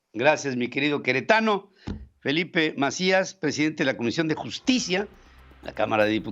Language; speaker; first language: Spanish; native; Spanish